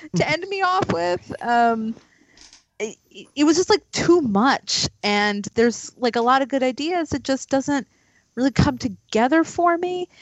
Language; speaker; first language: English; native; English